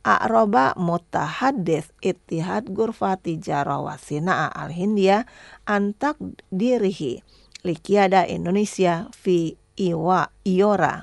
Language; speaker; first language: Arabic; non-native, fluent; Indonesian